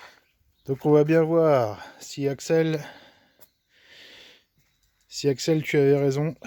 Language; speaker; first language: French; native; French